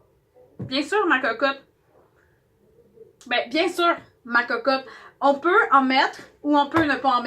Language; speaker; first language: French; native; French